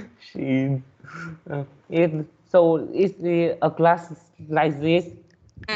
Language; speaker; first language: English; non-native, learner; Vietnamese